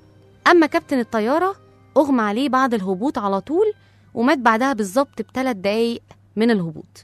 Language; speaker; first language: Arabic; native; Arabic